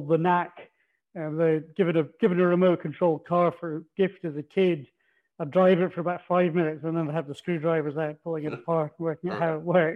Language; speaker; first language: English; native; English